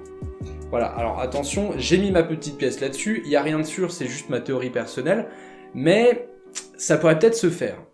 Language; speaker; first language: French; native; French